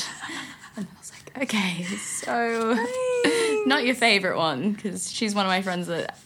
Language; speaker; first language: English; native; English